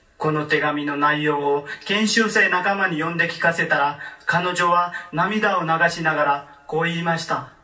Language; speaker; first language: Japanese; non-native, learner; Marathi